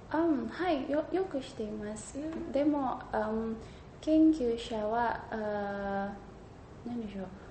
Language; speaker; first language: Japanese; non-native, learner; Indonesian